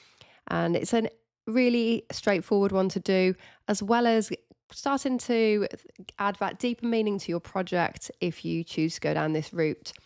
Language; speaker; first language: English; native; English